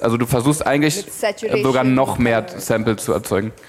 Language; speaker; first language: German; native; German